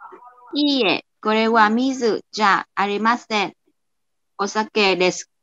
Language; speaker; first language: Japanese; non-native, learner; Vietnamese